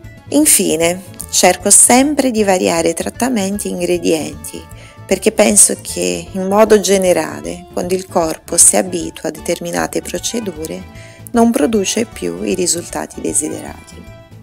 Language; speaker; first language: Italian; non-native, fluent; Portuguese